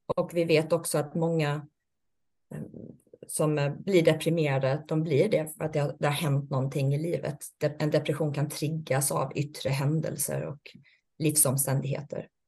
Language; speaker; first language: Swedish; native; Swedish